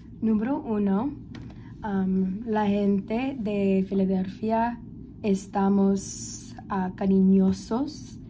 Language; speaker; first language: Spanish; non-native, learner; English